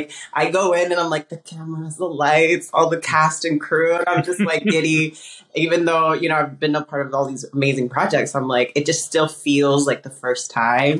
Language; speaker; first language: English; early bilingual, other home language; Spanish